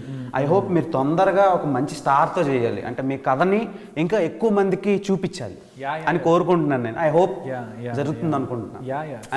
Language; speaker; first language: Telugu; native; Telugu